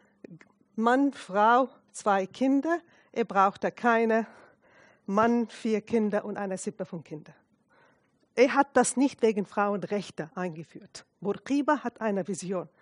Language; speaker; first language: German; non-native, fluent; Arabic